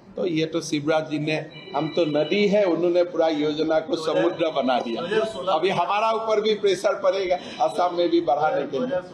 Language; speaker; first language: Hindi; non-native, local second language; Assamese